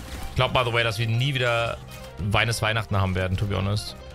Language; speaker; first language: German; native; German